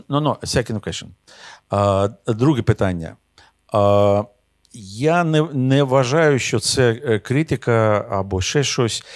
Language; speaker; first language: Ukrainian; non-native, local second language; Russian